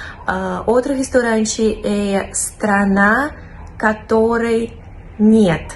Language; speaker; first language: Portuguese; non-native, fluent; Russian